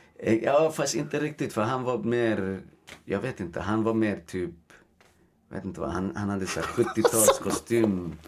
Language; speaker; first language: Swedish; early bilingual, other home language; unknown